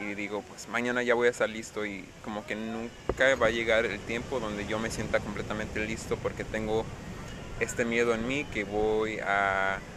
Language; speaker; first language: Spanish; early bilingual, heritage; Spanish